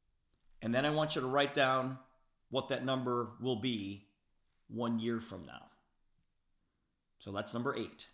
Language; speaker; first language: English; native; English